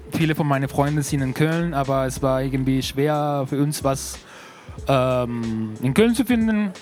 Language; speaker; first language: German; non-native, fluent; Spanish